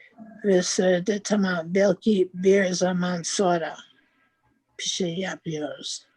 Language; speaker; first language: Turkish; non-native, learner; English